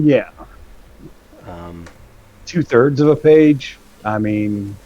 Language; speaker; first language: English; native; English